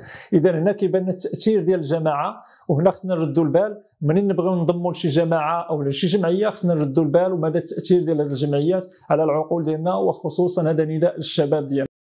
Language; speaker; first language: Arabic; native; Arabic